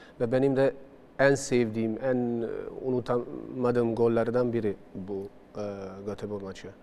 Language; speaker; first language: Turkish; non-native, fluent; Bosnian